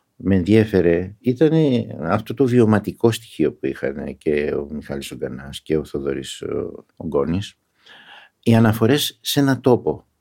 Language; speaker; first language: Greek; early bilingual, other home language; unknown